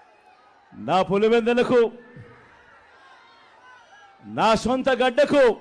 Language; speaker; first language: Telugu; native; Telugu